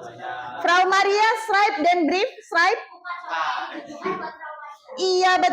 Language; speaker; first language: German; non-native, fluent; Indonesian